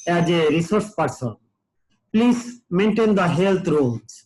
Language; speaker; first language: English; non-native, local second language; Bangla